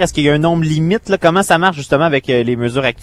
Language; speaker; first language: French; native; French